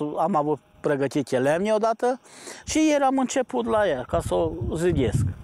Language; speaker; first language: Romanian; non-native, local second language; Slovak